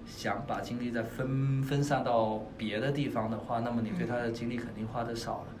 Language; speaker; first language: Chinese; native; Chinese